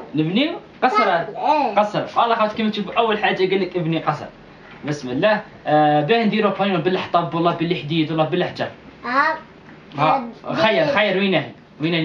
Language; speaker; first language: Arabic; native; Arabic